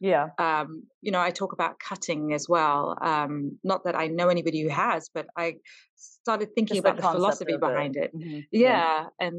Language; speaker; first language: English; native; English